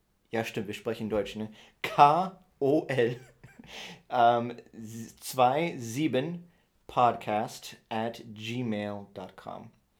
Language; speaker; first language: German; early bilingual, heritage; German